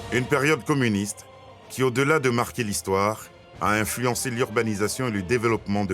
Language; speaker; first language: French; native; French